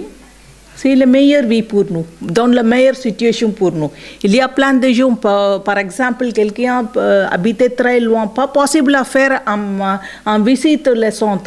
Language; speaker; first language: French; non-native, learner; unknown